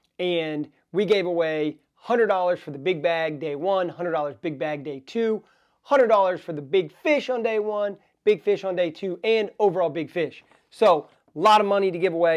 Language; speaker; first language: English; native; English